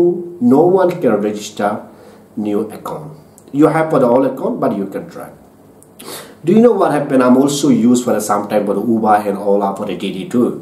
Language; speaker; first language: English; non-native, learner; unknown